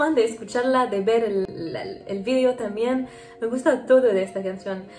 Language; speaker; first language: Spanish; non-native, learner; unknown